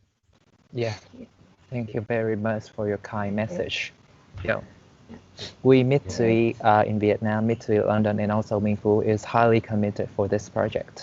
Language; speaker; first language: English; non-native, fluent; Vietnamese